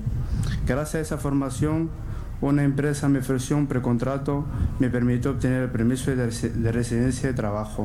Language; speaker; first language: Spanish; non-native, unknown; Arabic